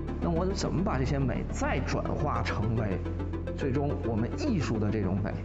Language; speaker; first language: Chinese; native; Chinese